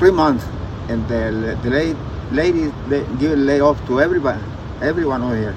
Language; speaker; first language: English; non-native, learner; Spanish